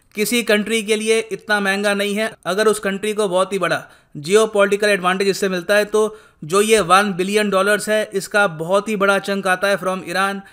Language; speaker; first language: Hindi; native; Hindi